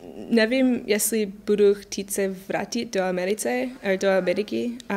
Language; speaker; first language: Czech; non-native, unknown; English